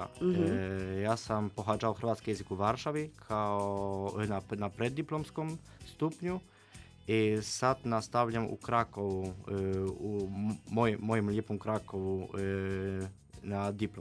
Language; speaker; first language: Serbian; non-native, fluent; Polish